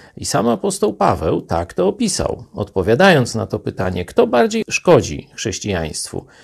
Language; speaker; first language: Polish; native; Polish